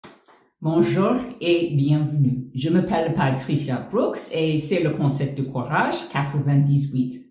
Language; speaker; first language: French; non-native, learner; English